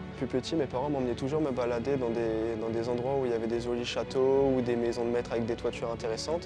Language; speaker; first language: French; native; French